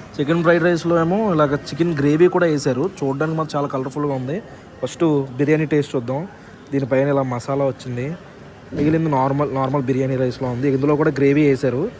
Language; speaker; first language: Telugu; native; Telugu